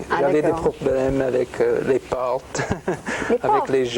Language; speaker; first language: French; non-native, fluent; English